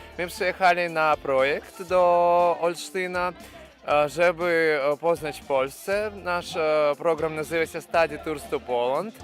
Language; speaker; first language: Polish; non-native, learner; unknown